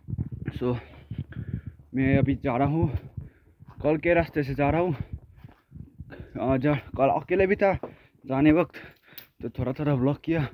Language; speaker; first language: Hindi; non-native, local second language; Nepali